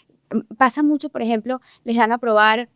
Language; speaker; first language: Spanish; native; Spanish